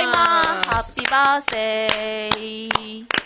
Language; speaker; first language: Japanese; native; Japanese